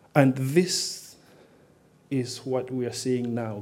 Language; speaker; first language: English; non-native, local second language; Nyanja